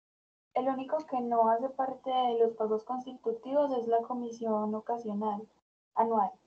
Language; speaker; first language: Spanish; native; Spanish